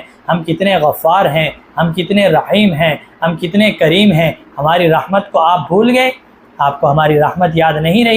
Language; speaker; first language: Urdu; native; Urdu